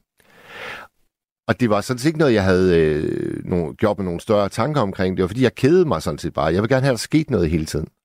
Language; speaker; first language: Danish; native; Danish